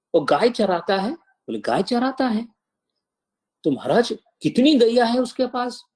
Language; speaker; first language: Hindi; non-native, local second language; Marathi